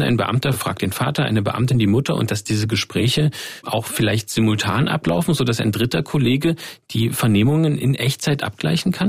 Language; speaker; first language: German; native; German